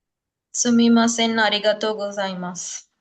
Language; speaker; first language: Japanese; non-native, learner; Sinhala